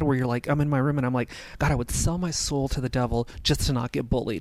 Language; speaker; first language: English; native; English